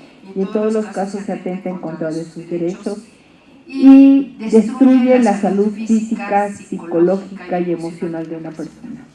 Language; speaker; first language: Spanish; native; Spanish